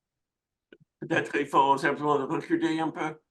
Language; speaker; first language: French; non-native, fluent; English